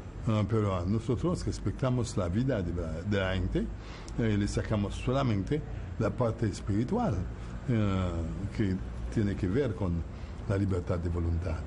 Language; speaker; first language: Spanish; non-native, fluent; Haitian Creole